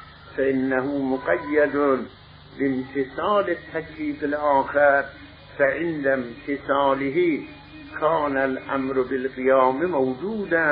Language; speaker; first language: Arabic; non-native, fluent; Persian